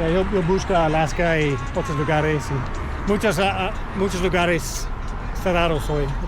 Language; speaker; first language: Spanish; non-native, learner; English